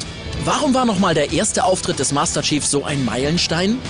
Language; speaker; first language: German; native; German